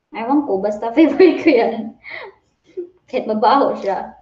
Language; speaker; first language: Filipino; non-native, local second language; Cebuano